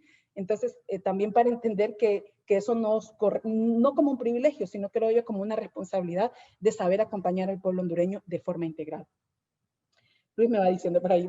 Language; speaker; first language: Spanish; native; Spanish